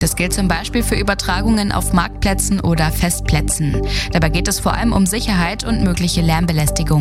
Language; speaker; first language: German; native; German